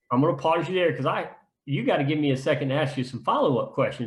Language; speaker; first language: English; native; English